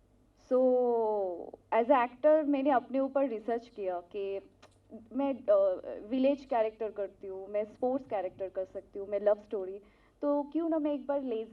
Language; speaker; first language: Hindi; non-native, local second language; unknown